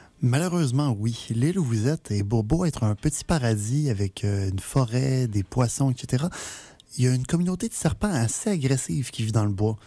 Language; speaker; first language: French; native; French